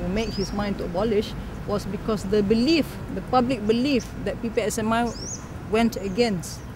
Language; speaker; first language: English; non-native, local second language; Malay